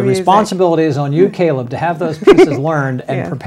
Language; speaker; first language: English; native; English